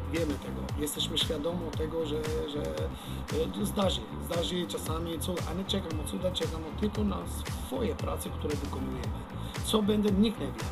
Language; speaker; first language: Polish; non-native, learner; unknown